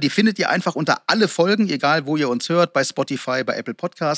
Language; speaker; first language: German; native; German